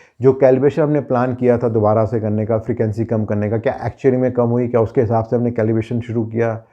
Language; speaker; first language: Hindi; native; Hindi